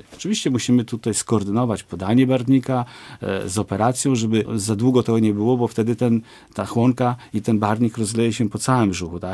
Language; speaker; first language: Polish; native; Polish